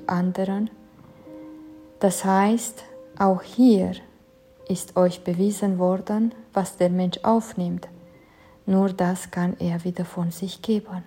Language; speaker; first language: German; non-native, fluent; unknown